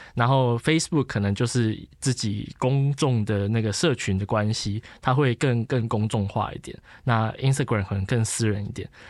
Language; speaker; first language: Chinese; native; Chinese